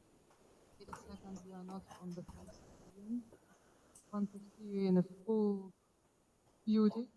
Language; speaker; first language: English; non-native, fluent; Ukrainian